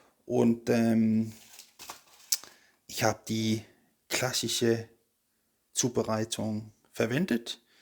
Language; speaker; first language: German; non-native, fluent; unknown